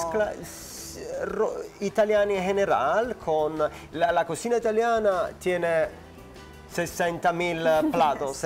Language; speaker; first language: Spanish; non-native, learner; Italian